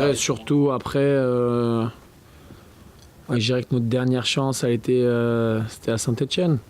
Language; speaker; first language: French; native; French